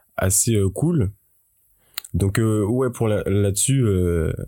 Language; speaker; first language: French; native; French